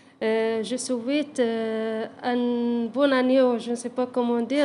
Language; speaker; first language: French; non-native, learner; Arabic